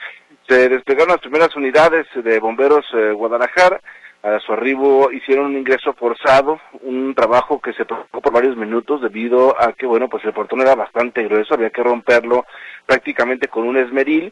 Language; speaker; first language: Spanish; native; Spanish